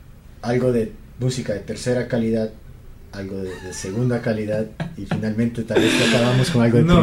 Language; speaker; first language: Spanish; native; Spanish